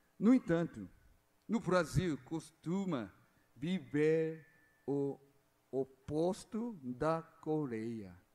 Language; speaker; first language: Portuguese; non-native, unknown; Korean